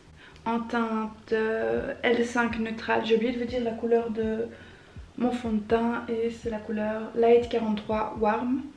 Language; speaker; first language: French; native; French